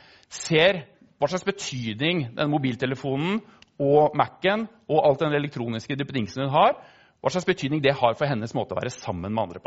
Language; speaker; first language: Norwegian; native; Norwegian